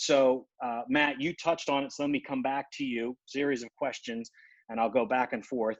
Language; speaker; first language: English; native; English